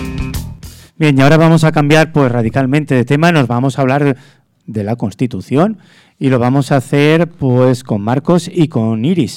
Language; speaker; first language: Spanish; native; Spanish